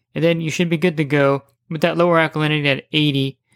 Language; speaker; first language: English; native; English